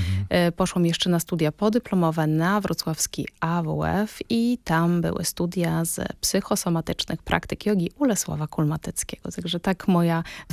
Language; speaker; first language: Polish; native; Polish